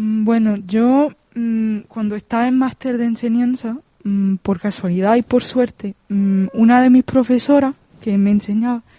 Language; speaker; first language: Spanish; non-native, fluent; French